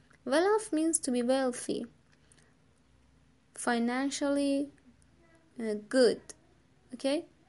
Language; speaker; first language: English; non-native, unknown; Persian